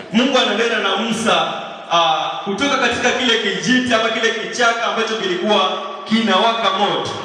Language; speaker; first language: Swahili; non-native, local second language; Kamba